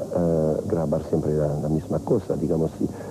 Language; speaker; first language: Spanish; non-native, fluent; French